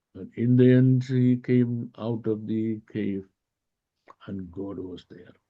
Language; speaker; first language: English; non-native, local second language; Malayalam